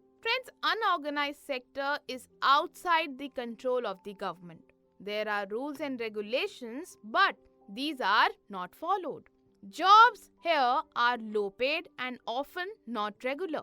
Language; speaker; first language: English; non-native, local second language; Hindi